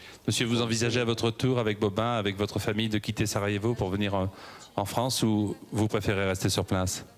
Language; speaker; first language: French; native; French